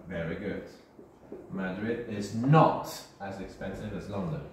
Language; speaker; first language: English; non-native, fluent; Spanish